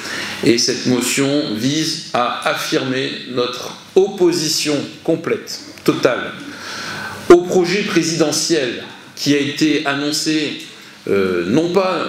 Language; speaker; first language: French; native; French